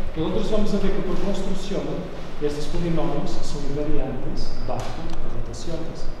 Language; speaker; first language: Spanish; non-native, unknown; Portuguese